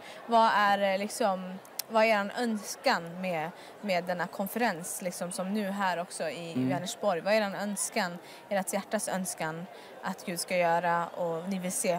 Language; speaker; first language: Swedish; native; Swedish